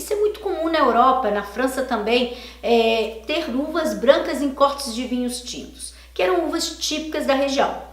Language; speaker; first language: Portuguese; native; Portuguese